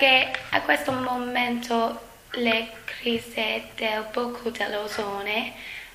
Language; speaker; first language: Italian; non-native, learner; English